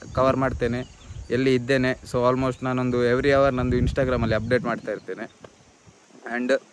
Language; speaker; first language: Kannada; native; Kannada